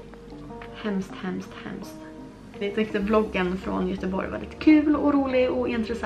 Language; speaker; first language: Swedish; native; Swedish